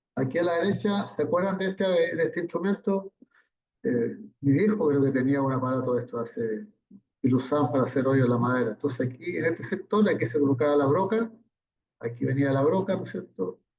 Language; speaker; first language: Spanish; native; Spanish